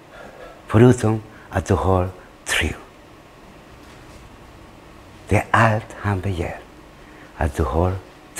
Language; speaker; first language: Swedish; non-native, fluent; Spanish